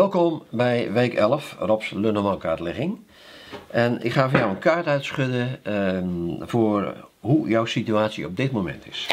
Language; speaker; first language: Dutch; native; Dutch